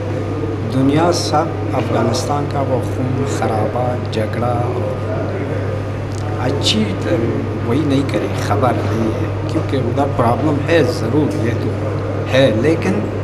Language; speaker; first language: Hindi; non-native, learner; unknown